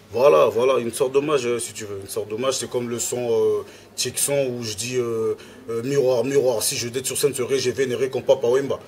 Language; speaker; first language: French; early bilingual, other home language; Lingala